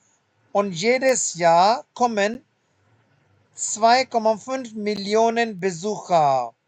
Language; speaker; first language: German; non-native, fluent; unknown